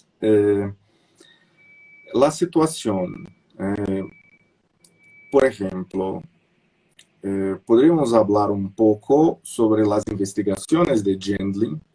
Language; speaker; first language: Spanish; non-native, fluent; Portuguese